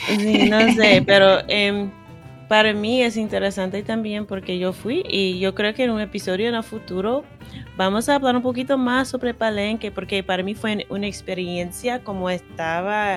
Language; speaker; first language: Spanish; non-native, fluent; English